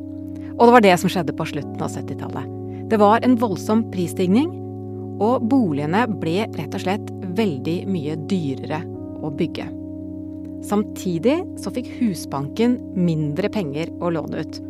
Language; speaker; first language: Norwegian; native; Norwegian